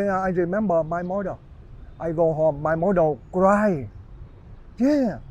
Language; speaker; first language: English; non-native, learner; Vietnamese